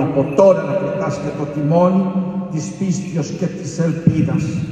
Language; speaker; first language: Greek; non-native, fluent; Spanish